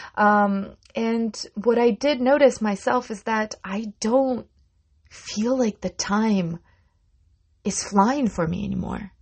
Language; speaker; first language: English; non-native, fluent; Russian